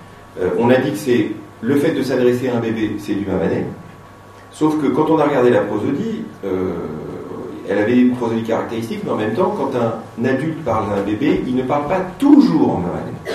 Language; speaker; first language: French; native; French